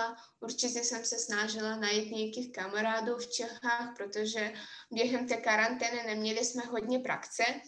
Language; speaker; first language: Czech; non-native, fluent; Russian